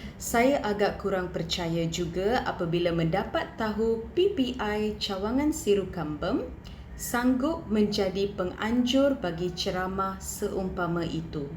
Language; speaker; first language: Malay; non-native, local second language; Tamil